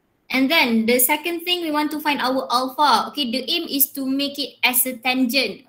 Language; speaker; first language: English; non-native, local second language; Malay